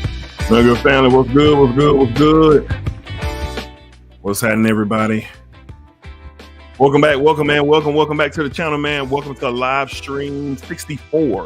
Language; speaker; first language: English; native; English